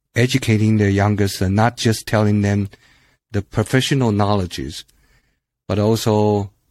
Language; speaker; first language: English; non-native, fluent; Chinese